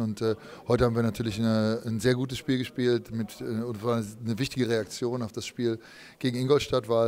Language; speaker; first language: German; native; German